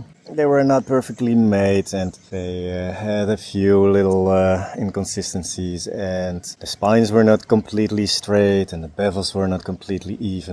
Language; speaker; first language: English; non-native, fluent; Dutch